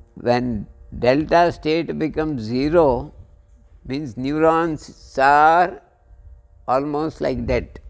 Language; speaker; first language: English; non-native, local second language; Kannada